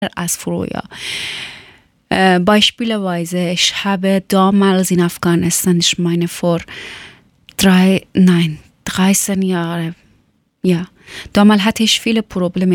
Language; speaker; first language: German; non-native, learner; Persian